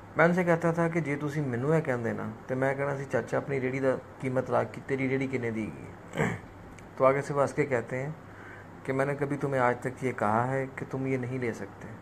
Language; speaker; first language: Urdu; non-native, local second language; Punjabi